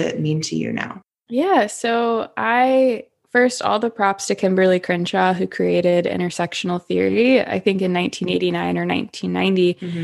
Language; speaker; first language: English; native; English